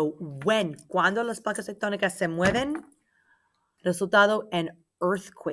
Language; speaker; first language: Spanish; non-native, learner; English